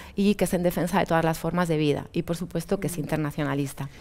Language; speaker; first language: Spanish; native; Spanish